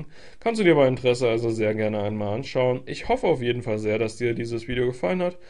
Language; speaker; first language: German; native; German